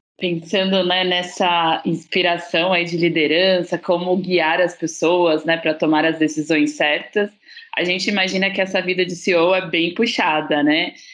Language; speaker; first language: Portuguese; native; Portuguese